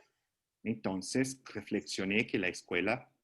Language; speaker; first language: Spanish; non-native, fluent; Portuguese